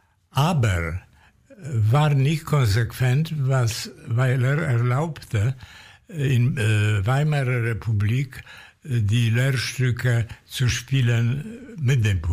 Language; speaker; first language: German; non-native, fluent; Polish